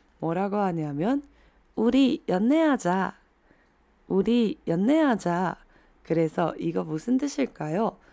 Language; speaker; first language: Korean; non-native, fluent; Chinese